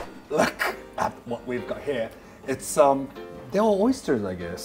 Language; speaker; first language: English; non-native, fluent; Japanese